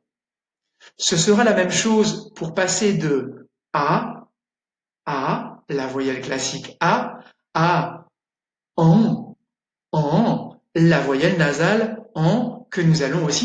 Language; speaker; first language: French; native; French